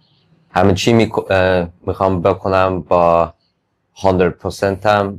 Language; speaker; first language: Persian; early bilingual, heritage; English